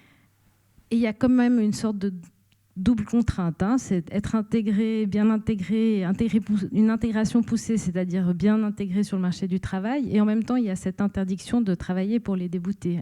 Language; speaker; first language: French; native; French